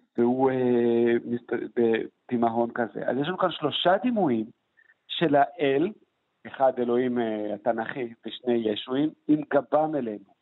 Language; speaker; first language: Hebrew; native; Hebrew